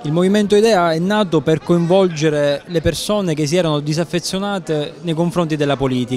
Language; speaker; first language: Italian; native; Italian